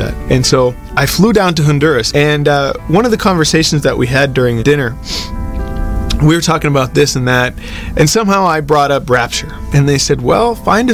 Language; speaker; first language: English; non-native, fluent; Spanish